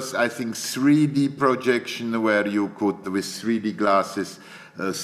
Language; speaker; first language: English; non-native, fluent; Czech